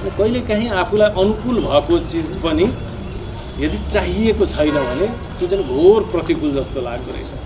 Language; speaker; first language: Nepali; non-native, local second language; Maithili